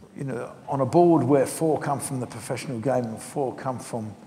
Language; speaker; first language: English; native; English